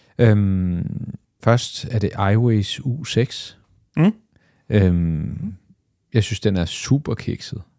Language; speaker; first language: Danish; early bilingual, other home language; Arabic